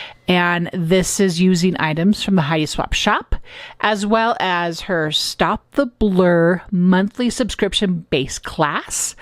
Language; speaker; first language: English; native; English